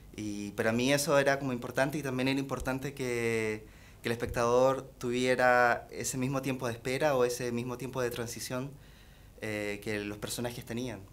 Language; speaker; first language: Spanish; native; Spanish